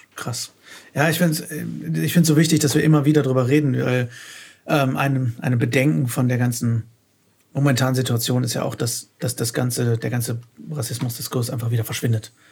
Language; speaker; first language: German; native; German